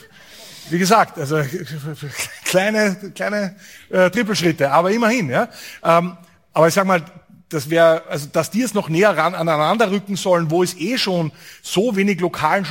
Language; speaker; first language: German; native; German